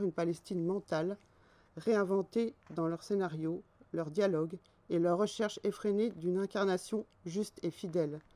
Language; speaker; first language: French; native; French